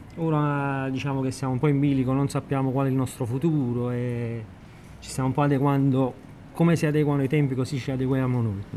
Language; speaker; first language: Italian; native; Italian